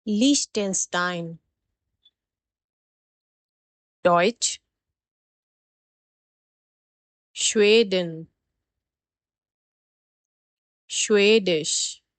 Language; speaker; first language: German; non-native, fluent; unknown